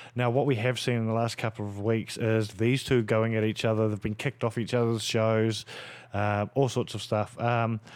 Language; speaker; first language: English; native; English